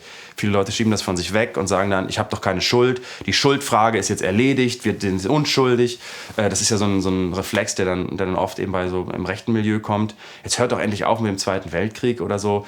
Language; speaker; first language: German; native; German